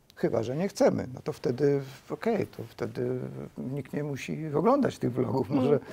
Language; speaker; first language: Polish; early bilingual, heritage; Polish